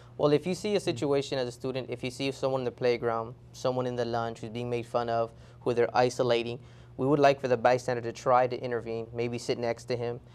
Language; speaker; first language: English; early bilingual, other home language; Spanish